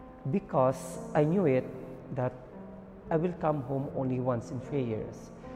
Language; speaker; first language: English; non-native, local second language; Filipino